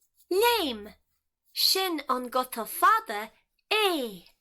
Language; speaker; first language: Irish; non-native, local second language; English